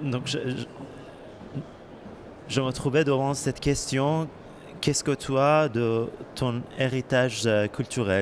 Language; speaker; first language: French; non-native, fluent; Persian